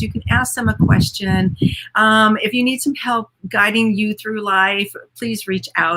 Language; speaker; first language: English; native; English